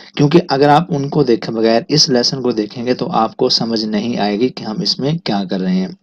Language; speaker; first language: Urdu; native; Urdu